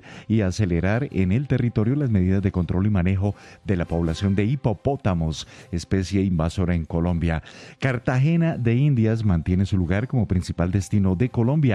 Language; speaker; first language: Spanish; native; Spanish